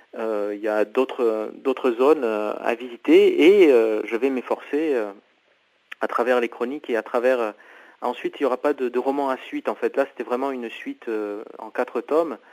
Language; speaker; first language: French; non-native, fluent; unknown